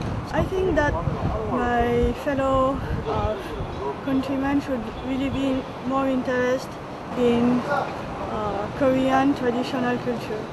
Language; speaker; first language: English; non-native, fluent; French